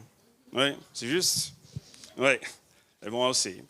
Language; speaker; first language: French; non-native, learner; English